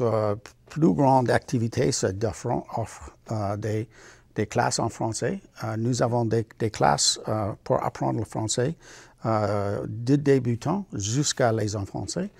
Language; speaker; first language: French; non-native, learner; English